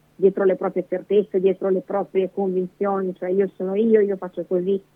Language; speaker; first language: Italian; native; Italian